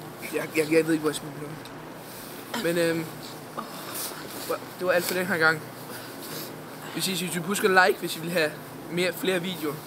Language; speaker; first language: Danish; native; Danish